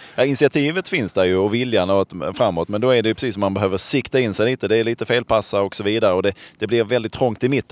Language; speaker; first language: Swedish; native; Swedish